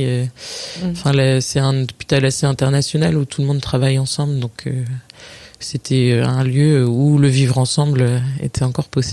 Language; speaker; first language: French; native; French